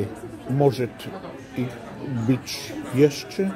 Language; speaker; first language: Polish; non-native, learner; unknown